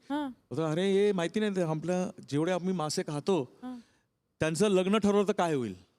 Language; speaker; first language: Marathi; non-native, local second language; Tamil